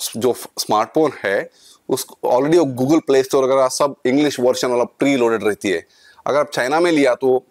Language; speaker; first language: Hindi; non-native, local second language; Kannada